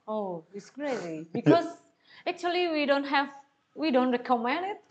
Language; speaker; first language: English; non-native, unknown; Indonesian